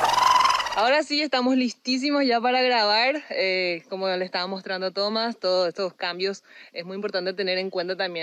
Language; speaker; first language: Spanish; native; Spanish